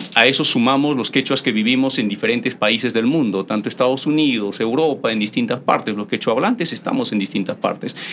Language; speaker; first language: Spanish; native; Spanish